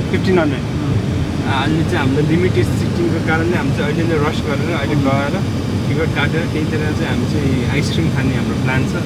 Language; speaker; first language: Nepali; non-native, local second language; Gurung